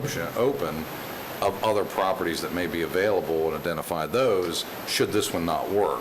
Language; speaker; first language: English; native; English